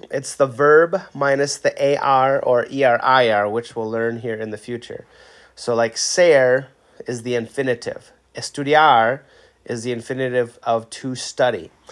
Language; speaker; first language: English; native; English